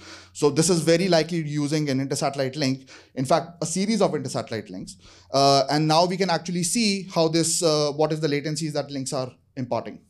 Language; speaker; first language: English; non-native, fluent; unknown